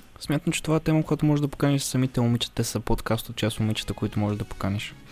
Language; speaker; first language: Bulgarian; native; Bulgarian